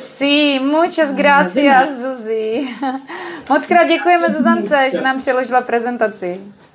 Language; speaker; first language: Spanish; non-native, learner; Czech